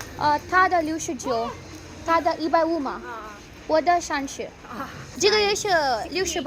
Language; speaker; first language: Chinese; non-native, learner; Kannada